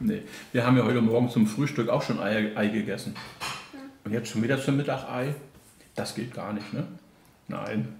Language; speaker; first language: German; native; German